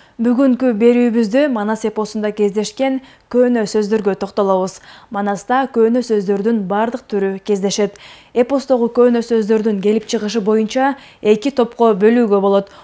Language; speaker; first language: Kyrgyz; native; Kyrgyz